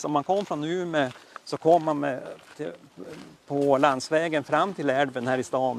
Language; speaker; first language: Swedish; native; Swedish